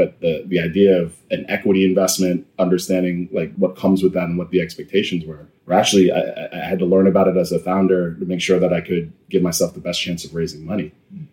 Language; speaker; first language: English; native; English